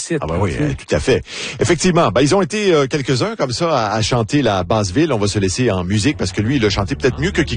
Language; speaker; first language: French; native; French